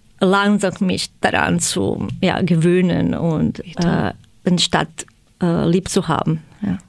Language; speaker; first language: German; non-native, fluent; Croatian